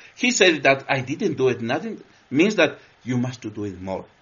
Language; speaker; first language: English; non-native, learner; Spanish